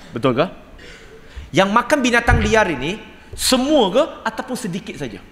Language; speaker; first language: Malay; non-native, local second language; Cantonese